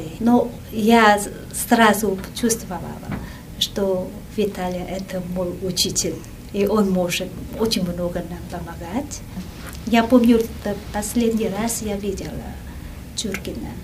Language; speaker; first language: Russian; non-native, fluent; Vietnamese